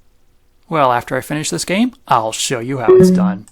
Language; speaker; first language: English; native; English